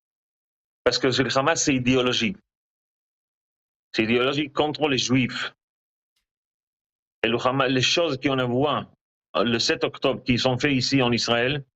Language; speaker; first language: French; non-native, learner; Hebrew